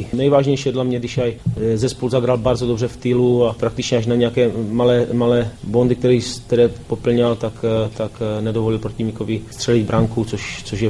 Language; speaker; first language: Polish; non-native, learner; Czech